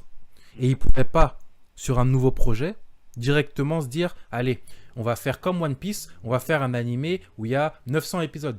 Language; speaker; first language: French; native; French